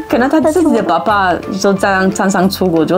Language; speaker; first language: Chinese; non-native, fluent; French